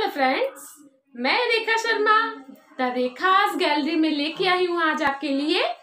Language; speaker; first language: Hindi; native; Hindi